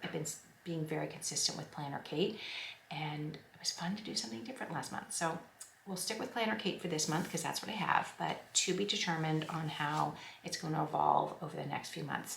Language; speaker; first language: English; native; English